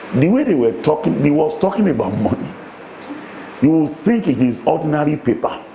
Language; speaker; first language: English; non-native, local second language; Yoruba